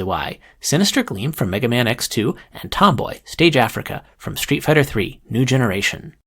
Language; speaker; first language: English; native; English